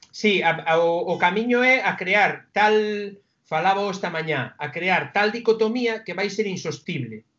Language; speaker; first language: Galician; non-native, local second language; Spanish